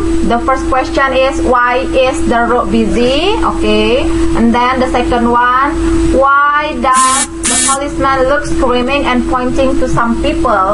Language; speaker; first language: English; non-native, fluent; Indonesian